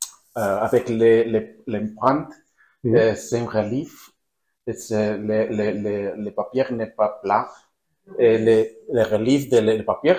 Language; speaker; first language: French; non-native, learner; Spanish